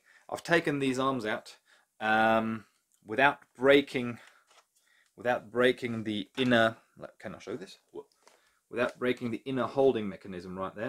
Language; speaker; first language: English; non-native, fluent; German